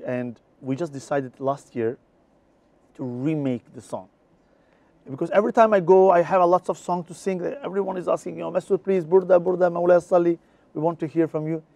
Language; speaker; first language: English; non-native, fluent; Turkish